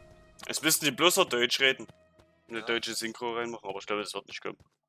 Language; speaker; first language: German; native; German